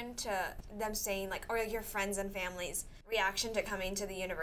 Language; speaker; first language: English; native; English